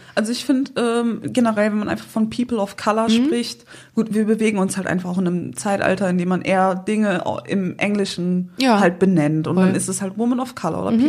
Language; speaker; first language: German; native; German